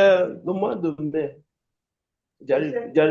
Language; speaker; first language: French; non-native, fluent; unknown